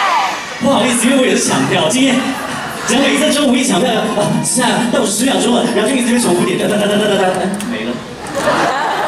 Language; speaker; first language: Chinese; native; Chinese